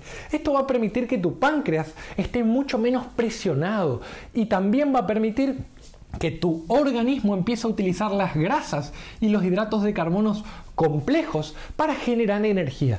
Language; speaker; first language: Spanish; native; Spanish